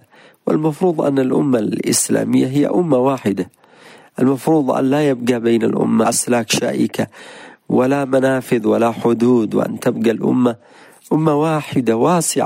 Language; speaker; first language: Arabic; native; Arabic